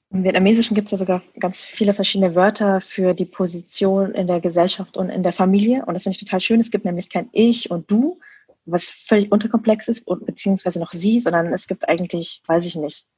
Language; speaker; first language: German; early bilingual, other home language; Vietnamese